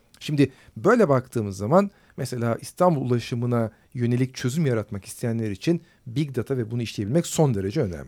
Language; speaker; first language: Turkish; native; Turkish